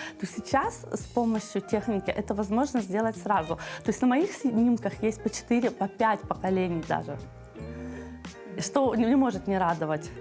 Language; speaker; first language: Russian; native; Russian